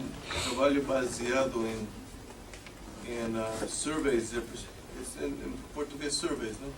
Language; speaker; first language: Portuguese; non-native, fluent; English